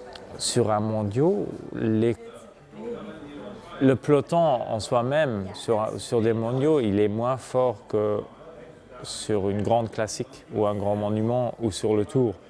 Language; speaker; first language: French; non-native, local second language; Luxembourgish